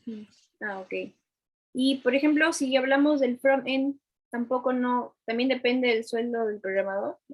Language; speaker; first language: Spanish; native; Spanish